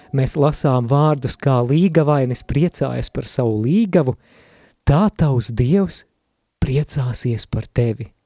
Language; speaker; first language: Latvian; native; Latvian